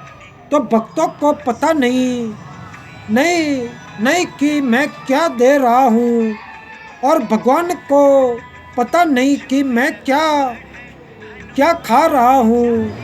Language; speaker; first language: Hindi; native; Hindi